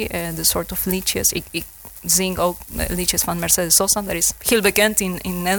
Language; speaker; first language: Dutch; non-native, learner; Spanish